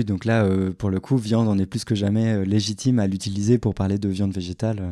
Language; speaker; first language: French; native; French